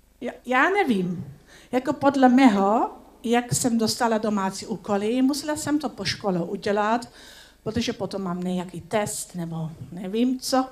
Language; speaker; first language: Czech; non-native, learner; Dutch